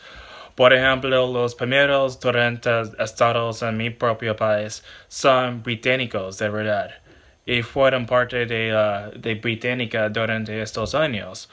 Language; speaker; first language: Spanish; non-native, learner; English